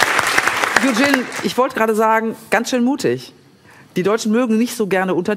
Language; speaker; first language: German; native; German